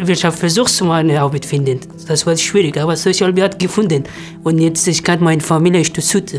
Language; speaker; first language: German; non-native, learner; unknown